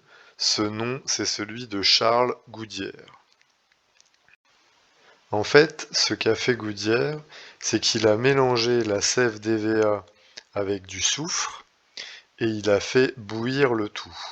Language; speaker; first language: French; native; French